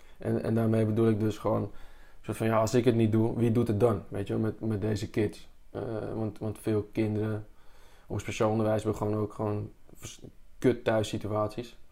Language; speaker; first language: Dutch; native; Dutch